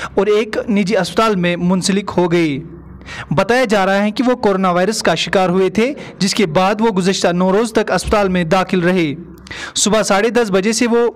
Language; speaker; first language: Urdu; non-native, local second language; Kashmiri